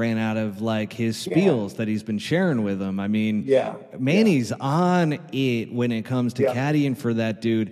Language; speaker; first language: English; native; English